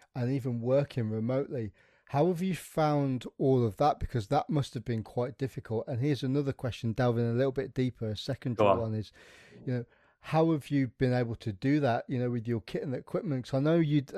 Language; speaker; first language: English; native; English